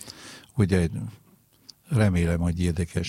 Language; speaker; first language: Hungarian; non-native, fluent; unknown